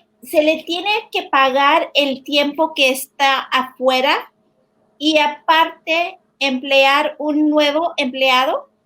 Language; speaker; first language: Spanish; early bilingual, heritage; Spanish